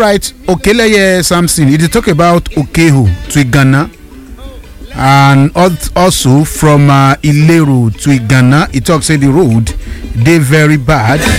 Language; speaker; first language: Nigerian Pidgin; non-native, local second language; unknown